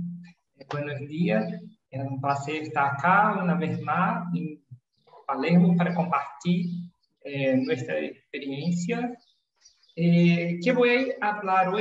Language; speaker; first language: Spanish; non-native, learner; Portuguese